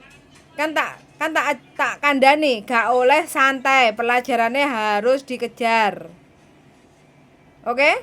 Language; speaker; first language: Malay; non-native, local second language; Javanese